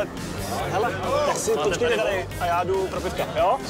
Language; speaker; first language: Czech; non-native, fluent; English